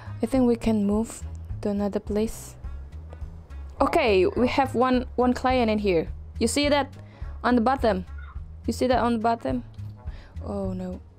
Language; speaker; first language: English; non-native, learner; Indonesian